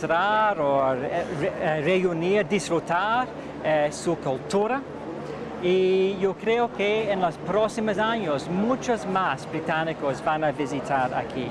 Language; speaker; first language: Spanish; non-native, fluent; English